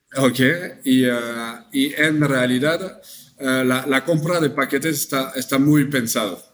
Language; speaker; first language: Spanish; non-native, fluent; French